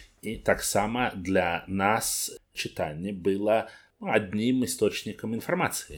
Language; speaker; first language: Belarusian; non-native, learner; Russian